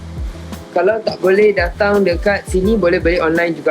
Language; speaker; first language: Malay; non-native, local second language; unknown